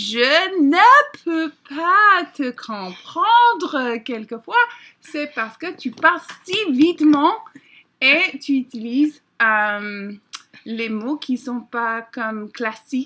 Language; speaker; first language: French; non-native, learner; English